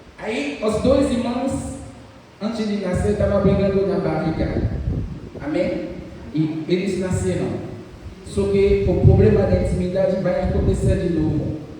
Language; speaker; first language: Portuguese; non-native, fluent; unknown